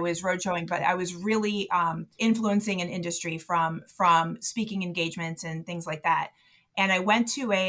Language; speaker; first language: English; native; English